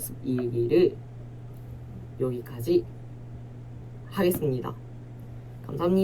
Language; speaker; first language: Korean; non-native, learner; Japanese